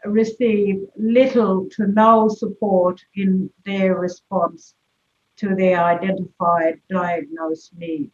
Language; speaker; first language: English; non-native, local second language; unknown